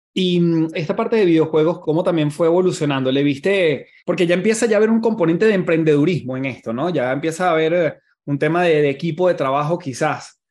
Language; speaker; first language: Spanish; native; Spanish